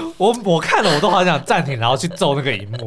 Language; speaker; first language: Chinese; native; Chinese